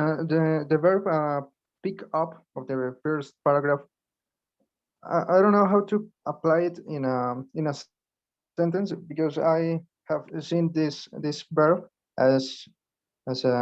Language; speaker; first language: English; non-native, learner; Spanish